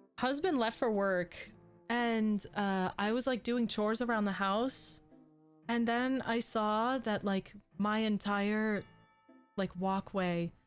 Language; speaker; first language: English; native; English